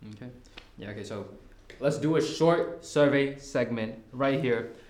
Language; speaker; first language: English; non-native, local second language; Cantonese